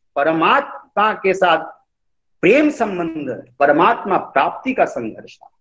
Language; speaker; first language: Hindi; non-native, local second language; Odia